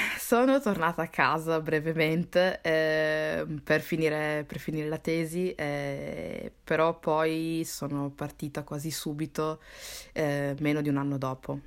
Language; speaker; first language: Italian; early bilingual, other home language; Somali